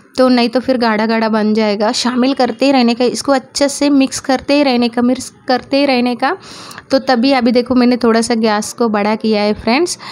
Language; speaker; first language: Hindi; non-native, local second language; Marathi